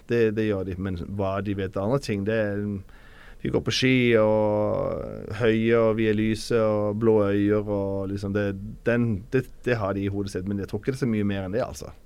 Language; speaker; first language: Norwegian; native; Norwegian